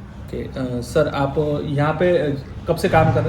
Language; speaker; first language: Hindi; native; Hindi